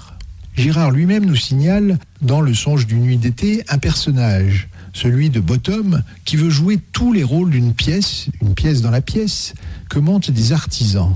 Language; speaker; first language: French; native; French